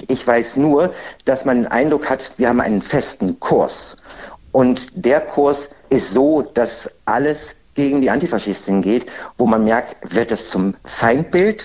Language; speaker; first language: German; native; German